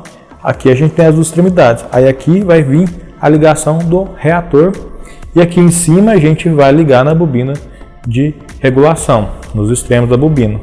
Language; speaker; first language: Portuguese; native; Portuguese